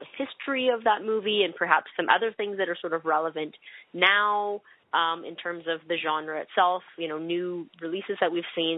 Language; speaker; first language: English; native; English